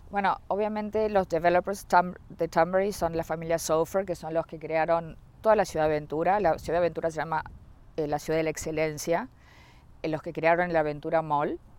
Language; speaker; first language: Spanish; native; Spanish